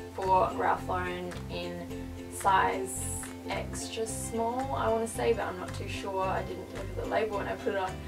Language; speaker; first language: English; native; English